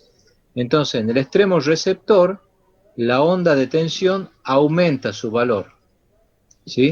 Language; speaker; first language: Spanish; native; Spanish